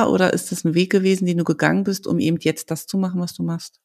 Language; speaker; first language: German; native; German